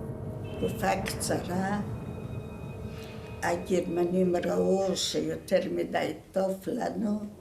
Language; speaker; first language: Hebrew; non-native, fluent; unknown